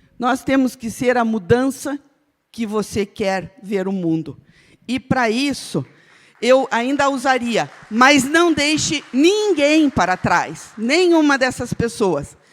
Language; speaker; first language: Portuguese; non-native, local second language; Ukrainian